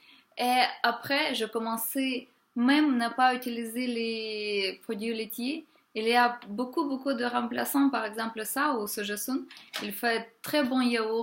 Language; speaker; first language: French; non-native, fluent; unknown